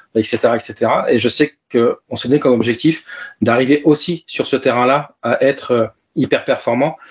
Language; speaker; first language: French; native; French